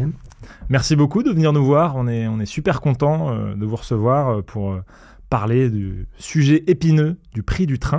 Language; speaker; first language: French; native; French